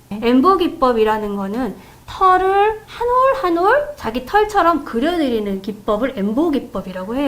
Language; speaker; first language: Korean; native; Korean